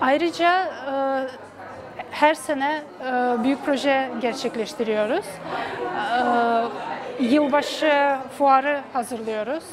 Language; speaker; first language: Turkish; non-native, fluent; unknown